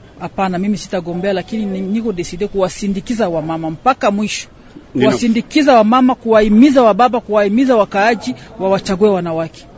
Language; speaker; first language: Swahili; native; Swahili